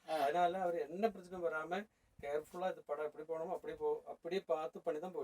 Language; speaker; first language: Tamil; non-native, learner; Malayalam